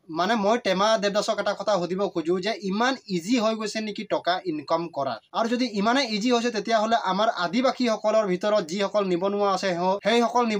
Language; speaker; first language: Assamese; non-native, local second language; Sadri